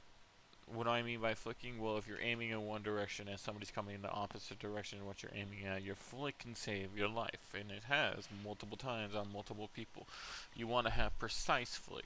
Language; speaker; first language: English; native; English